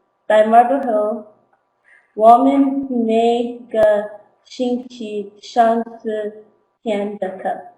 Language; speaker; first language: Chinese; non-native, learner; English